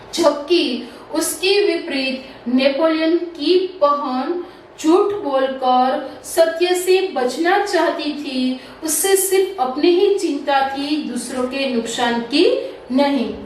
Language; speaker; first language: Hindi; non-native, local second language; Gujarati